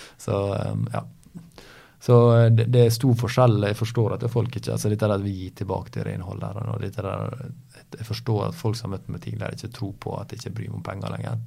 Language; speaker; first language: Norwegian; native; Norwegian